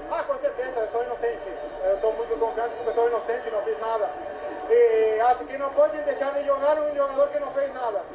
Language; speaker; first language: Portuguese; non-native, fluent; Spanish